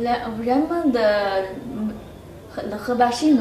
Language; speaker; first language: French; non-native, learner; Chinese